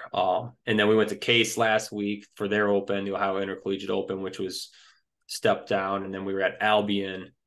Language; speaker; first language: English; native; English